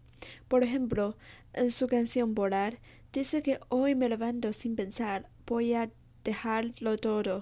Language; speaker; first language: Spanish; non-native, learner; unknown